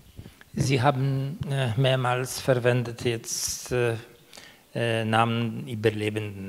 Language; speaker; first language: German; non-native, fluent; Polish